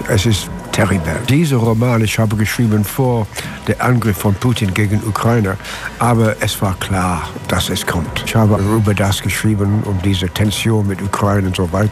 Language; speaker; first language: German; non-native, learner; English